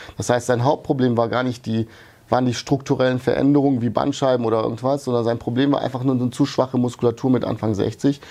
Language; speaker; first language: German; early bilingual, other home language; Hungarian